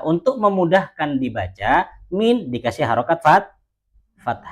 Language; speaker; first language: Indonesian; native; Indonesian